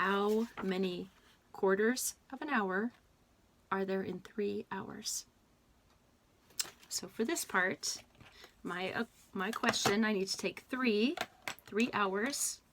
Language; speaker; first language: English; native; English